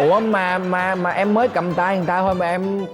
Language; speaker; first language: Vietnamese; native; Vietnamese